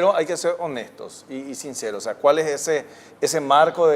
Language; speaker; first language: Spanish; native; Spanish